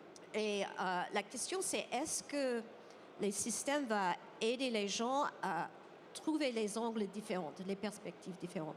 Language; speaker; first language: French; non-native, fluent; English